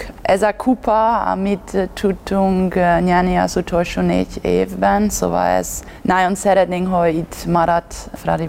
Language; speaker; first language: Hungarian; non-native, learner; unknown